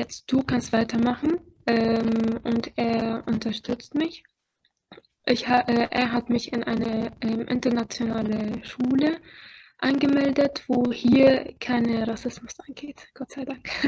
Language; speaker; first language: German; non-native, fluent; Arabic